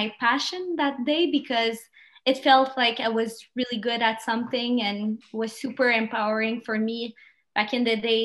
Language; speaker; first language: English; non-native, fluent; French